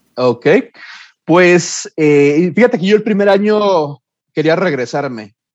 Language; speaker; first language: Spanish; early bilingual, heritage; Spanish